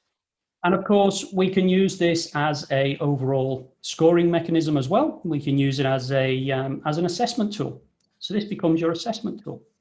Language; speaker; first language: English; native; English